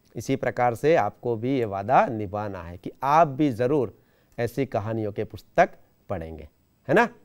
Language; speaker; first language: Hindi; non-native, local second language; Gujarati